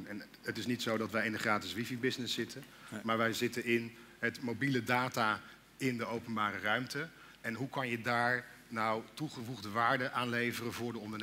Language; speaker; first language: Dutch; native; Dutch